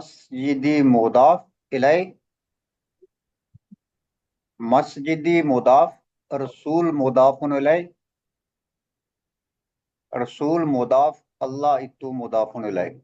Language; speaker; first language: Arabic; non-native, fluent; Malay